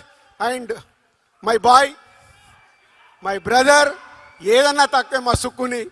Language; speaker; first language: Telugu; native; Telugu